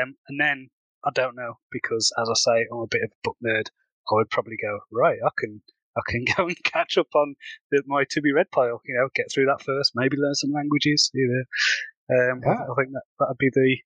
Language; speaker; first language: English; native; English